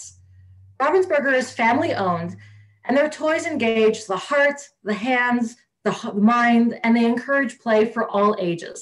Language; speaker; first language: English; native; English